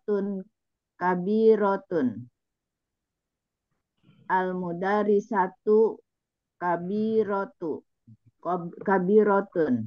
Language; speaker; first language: Arabic; non-native, learner; Indonesian